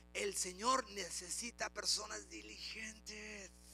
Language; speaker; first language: Spanish; early bilingual, heritage; Spanish